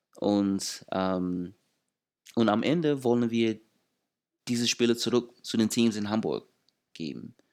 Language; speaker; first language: German; non-native, fluent; English